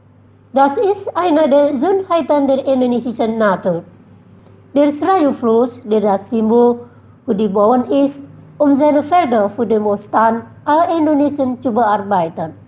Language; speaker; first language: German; non-native, fluent; Indonesian